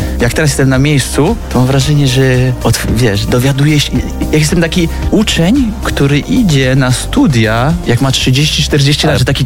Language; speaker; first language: Polish; non-native, fluent; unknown